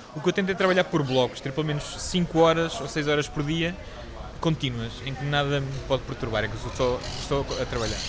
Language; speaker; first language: Portuguese; native; Portuguese